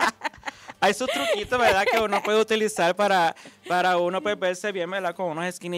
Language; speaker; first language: Spanish; native; Spanish